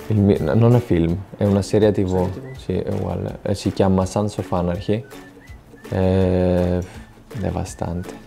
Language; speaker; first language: Italian; non-native, fluent; Greek